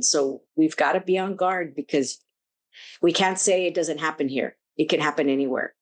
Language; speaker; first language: English; early bilingual, other home language; Spanish